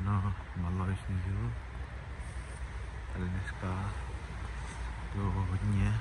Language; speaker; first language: Czech; non-native, learner; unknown